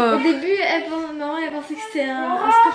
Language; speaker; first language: French; native; French